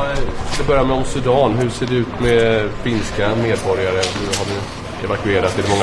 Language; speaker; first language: Swedish; native; Swedish